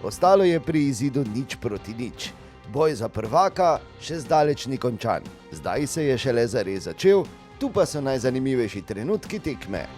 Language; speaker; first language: Slovenian; native; Slovenian